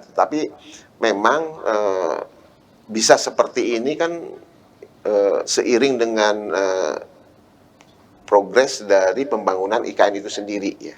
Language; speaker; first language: Indonesian; native; Indonesian